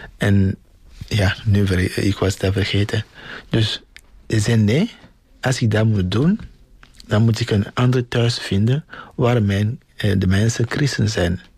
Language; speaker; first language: Dutch; non-native, fluent; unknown